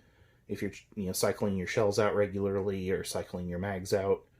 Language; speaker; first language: English; native; English